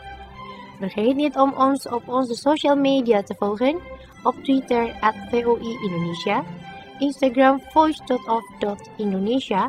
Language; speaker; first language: Dutch; non-native, learner; Indonesian